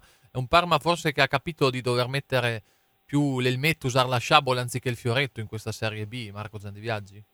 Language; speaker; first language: Italian; native; Italian